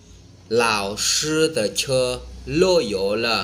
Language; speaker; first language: Chinese; non-native, fluent; Lao